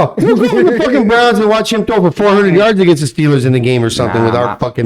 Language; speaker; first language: English; native; English